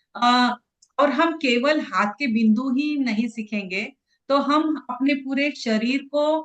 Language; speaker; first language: Hindi; non-native, local second language; Marathi